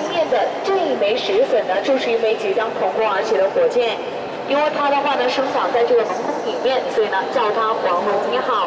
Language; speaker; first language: Chinese; native; Chinese